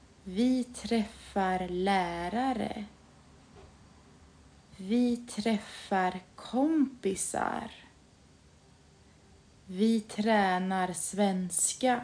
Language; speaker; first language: Swedish; non-native, learner; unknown